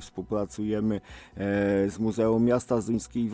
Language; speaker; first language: Polish; native; Polish